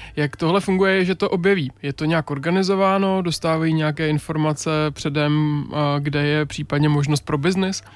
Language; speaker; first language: Czech; native; Czech